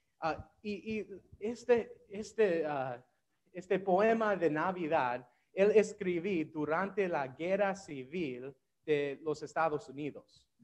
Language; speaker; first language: Spanish; non-native, learner; English